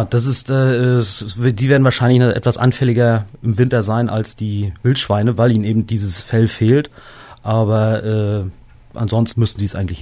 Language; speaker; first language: German; native; German